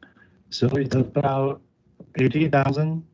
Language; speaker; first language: English; non-native, learner; Chinese